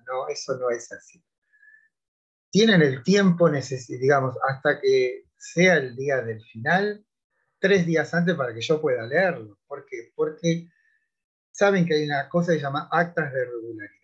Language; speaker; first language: Spanish; native; Spanish